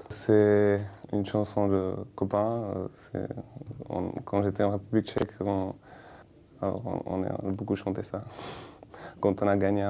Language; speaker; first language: French; non-native, learner; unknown